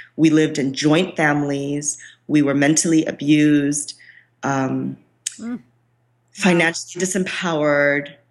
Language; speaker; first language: English; non-native, local second language; Bangla